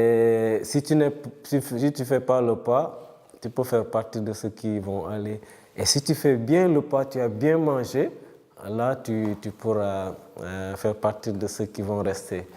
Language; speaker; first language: French; non-native, local second language; Wolof